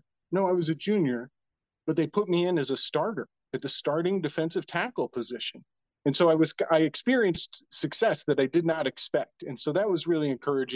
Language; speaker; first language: English; native; English